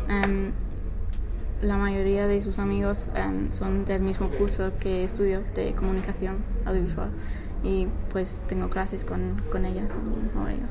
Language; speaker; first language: Spanish; non-native, fluent; English